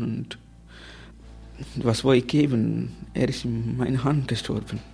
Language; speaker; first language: German; non-native, learner; Tamil